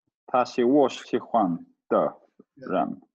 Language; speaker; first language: Chinese; non-native, learner; Swedish